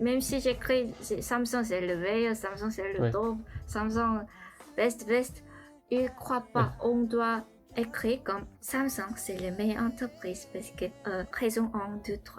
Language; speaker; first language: French; non-native, learner; Korean